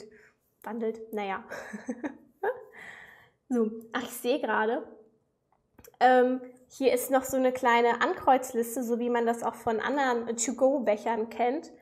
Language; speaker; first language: German; native; German